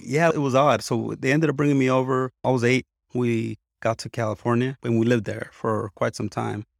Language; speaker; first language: English; early bilingual, other home language; Spanish